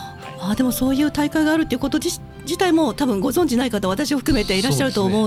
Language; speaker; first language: Japanese; native; Japanese